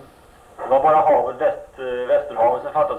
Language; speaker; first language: Swedish; native; Swedish